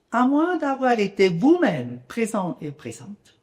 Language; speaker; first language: French; non-native, local second language; German